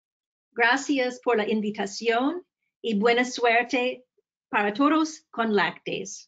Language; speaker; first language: Spanish; non-native, fluent; English